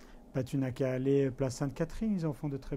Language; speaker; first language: French; native; French